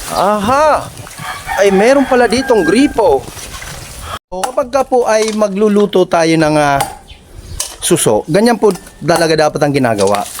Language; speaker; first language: Filipino; native; Filipino